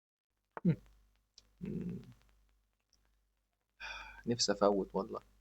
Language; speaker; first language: Arabic; native; Arabic